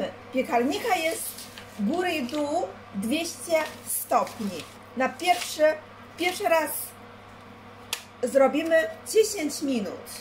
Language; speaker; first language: Polish; non-native, learner; Chinese